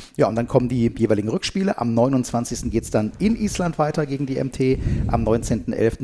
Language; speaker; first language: German; native; German